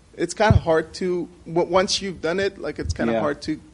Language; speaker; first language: English; non-native, fluent; Persian